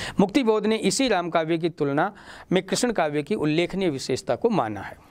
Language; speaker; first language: Hindi; native; Hindi